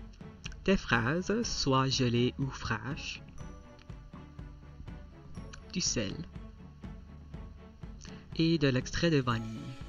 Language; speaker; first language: French; non-native, local second language; English